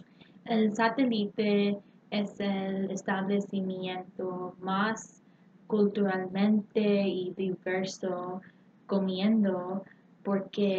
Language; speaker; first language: Spanish; non-native, learner; English